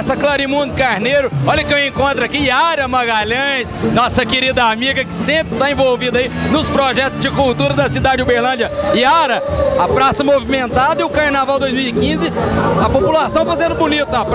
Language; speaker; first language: Portuguese; native; Portuguese